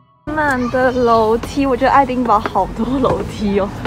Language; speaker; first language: Chinese; native; Chinese